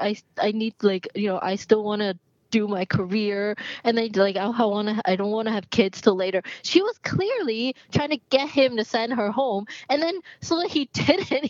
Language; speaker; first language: English; non-native, local second language; Cantonese